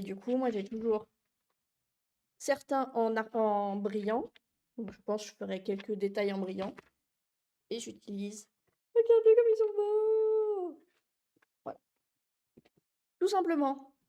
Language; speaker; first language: French; native; French